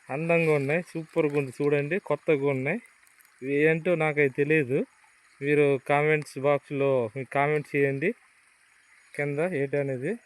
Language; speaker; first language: Telugu; non-native, local second language; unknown